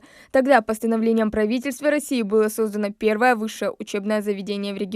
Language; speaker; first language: Russian; native; Russian